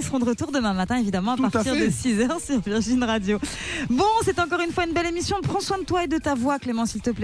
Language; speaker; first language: French; native; French